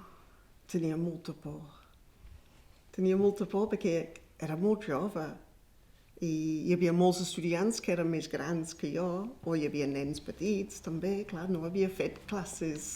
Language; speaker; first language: Catalan; non-native, fluent; English